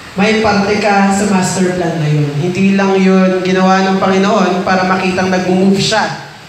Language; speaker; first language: Filipino; non-native, local second language; Iloko